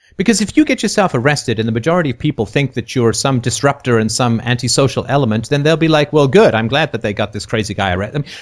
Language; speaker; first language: English; native; English